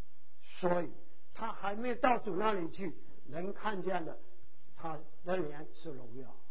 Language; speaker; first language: Chinese; native; Chinese